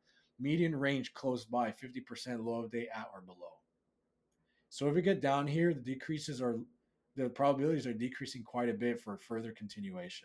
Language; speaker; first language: English; native; English